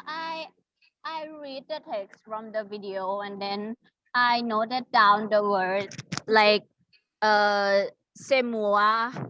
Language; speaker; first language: English; non-native, fluent; Thai